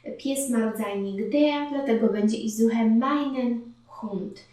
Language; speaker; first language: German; non-native, fluent; Polish